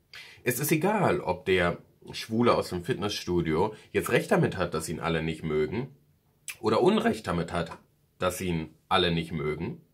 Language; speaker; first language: German; native; German